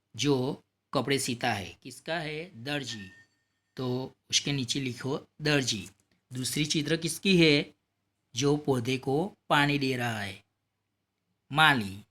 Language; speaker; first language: Hindi; non-native, local second language; Gujarati